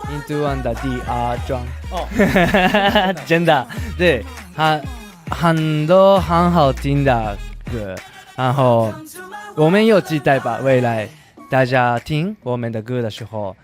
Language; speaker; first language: Chinese; non-native, learner; Japanese